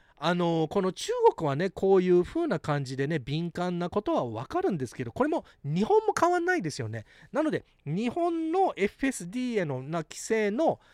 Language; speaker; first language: Japanese; early bilingual, heritage; Japanese